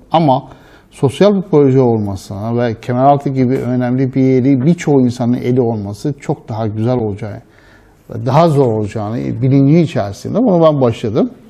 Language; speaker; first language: Turkish; non-native, fluent; Persian